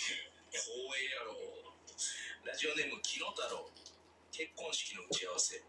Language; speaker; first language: Japanese; native; Japanese